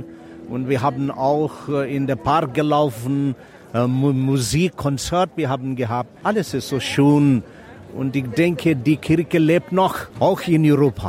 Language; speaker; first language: German; non-native, learner; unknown